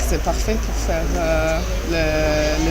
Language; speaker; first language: French; non-native, learner; Italian